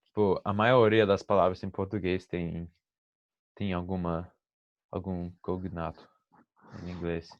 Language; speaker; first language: Portuguese; non-native, fluent; English